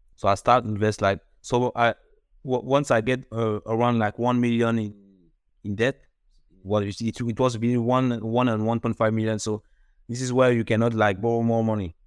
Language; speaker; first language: English; non-native, local second language; French